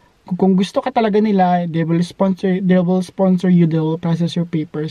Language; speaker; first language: English; non-native, local second language; Filipino